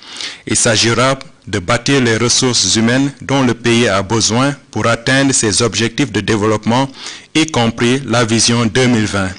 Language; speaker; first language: French; non-native, fluent; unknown